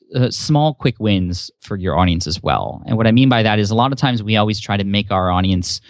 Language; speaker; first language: English; early bilingual, other home language; Filipino